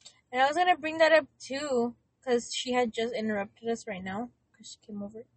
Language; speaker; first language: English; early bilingual, other home language; Spanish